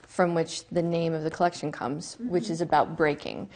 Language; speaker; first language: English; native; English